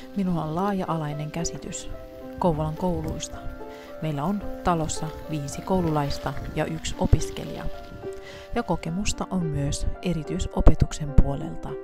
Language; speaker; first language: Finnish; non-native, fluent; English